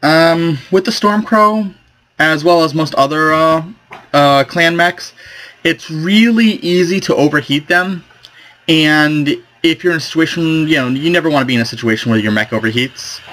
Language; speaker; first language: English; native; English